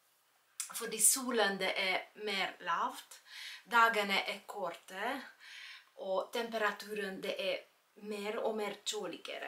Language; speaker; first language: Norwegian; non-native, fluent; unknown